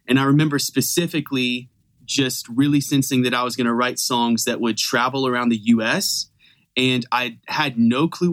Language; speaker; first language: English; native; English